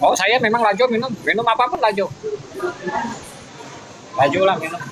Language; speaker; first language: Indonesian; non-native, learner; Vietnamese